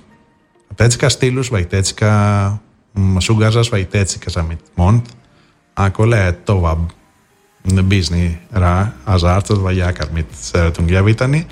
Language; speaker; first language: Hungarian; non-native, fluent; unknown